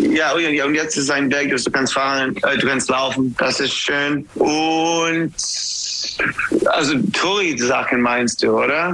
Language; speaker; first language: German; non-native, learner; English